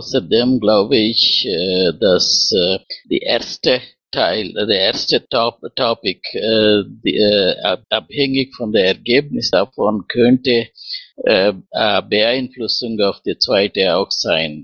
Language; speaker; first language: German; non-native, learner; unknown